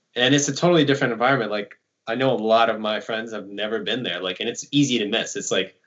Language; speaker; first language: English; early bilingual, other home language; Ukrainian